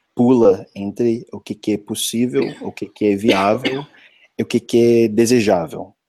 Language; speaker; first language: Portuguese; non-native, fluent; English